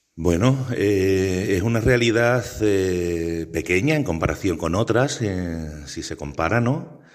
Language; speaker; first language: Spanish; native; Spanish